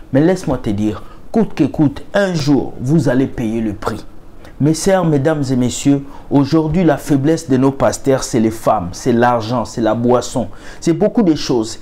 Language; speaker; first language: French; non-native, local second language; Lingala